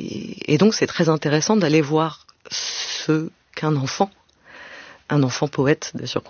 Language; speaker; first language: French; native; French